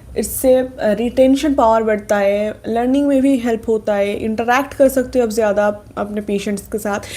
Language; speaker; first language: Hindi; non-native, local second language; Bangla